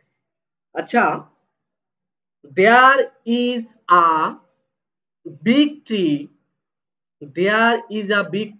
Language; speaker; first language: English; non-native, local second language; Bangla